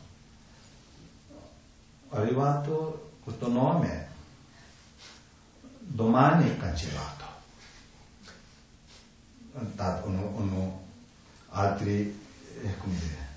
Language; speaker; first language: Italian; non-native, learner; Tibetan